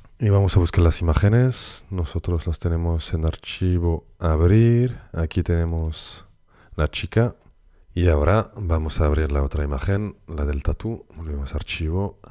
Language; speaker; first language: Spanish; early bilingual, heritage; Spanish